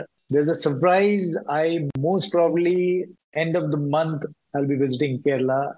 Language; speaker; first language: English; non-native, local second language; Malayalam